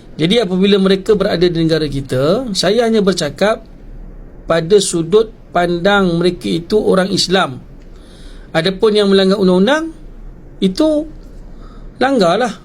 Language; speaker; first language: Malay; native; Malay